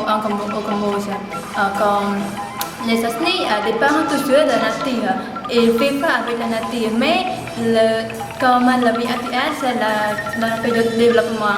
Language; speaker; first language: French; non-native, learner; Khmer